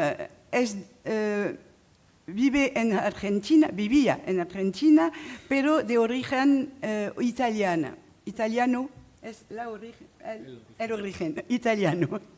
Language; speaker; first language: Spanish; non-native, fluent; French